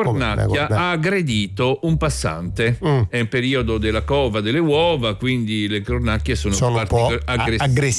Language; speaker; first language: Italian; native; Italian